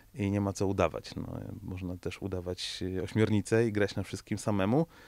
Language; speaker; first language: Polish; early bilingual, heritage; Polish